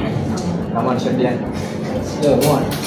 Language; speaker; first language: English; non-native, learner; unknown